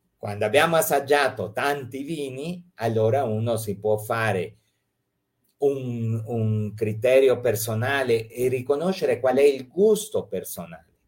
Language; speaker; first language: Italian; early bilingual, heritage; Italian